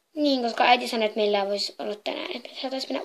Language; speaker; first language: Finnish; native; Finnish